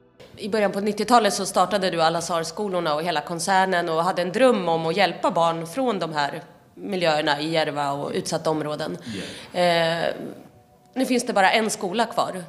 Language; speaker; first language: Swedish; native; Swedish